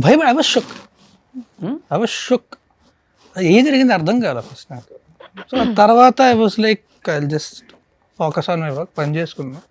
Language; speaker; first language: Telugu; native; Telugu